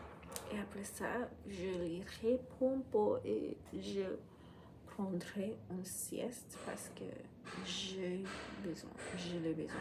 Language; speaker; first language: French; non-native, fluent; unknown